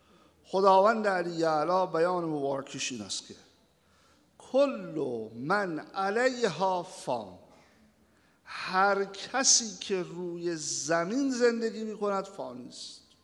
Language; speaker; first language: Persian; native; Persian